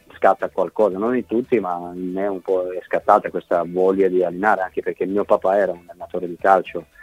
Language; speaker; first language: Italian; non-native, fluent; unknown